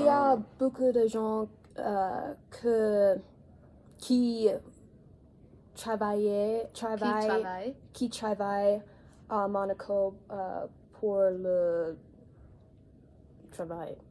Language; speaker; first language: French; non-native, learner; English